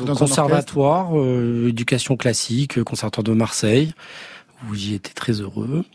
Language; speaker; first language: French; native; French